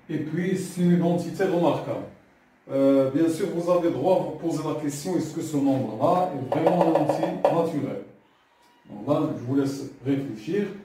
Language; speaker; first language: French; non-native, local second language; Arabic